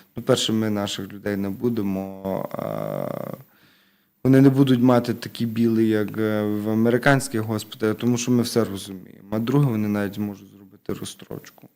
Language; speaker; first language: Ukrainian; native; Ukrainian